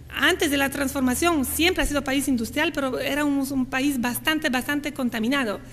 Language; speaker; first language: Spanish; non-native, fluent; Polish